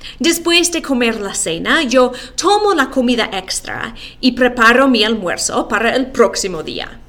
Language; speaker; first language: Spanish; non-native, fluent; English